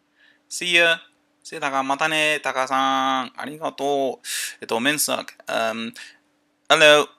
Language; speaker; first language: Japanese; non-native, learner; English